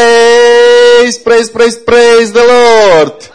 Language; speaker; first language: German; non-native, fluent; Romanian